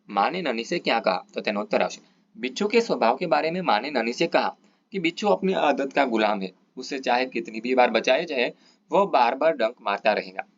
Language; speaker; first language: Hindi; non-native, local second language; Gujarati